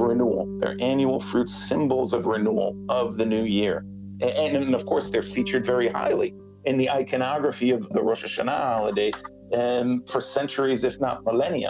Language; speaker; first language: English; native; English